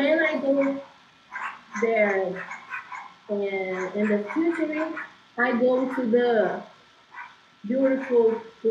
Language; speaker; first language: English; non-native, learner; Portuguese